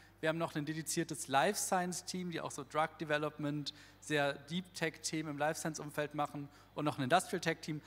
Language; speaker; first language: German; native; German